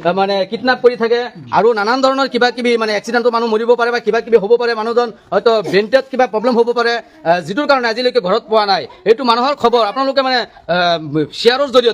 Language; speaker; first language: Assamese; non-native, local second language; Bangla